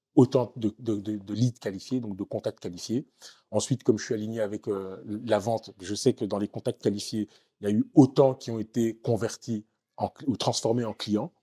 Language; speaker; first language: French; native; French